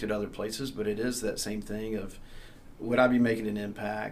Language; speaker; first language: English; native; English